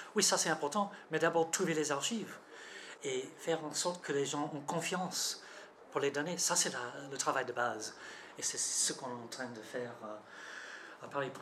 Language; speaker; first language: French; non-native, fluent; English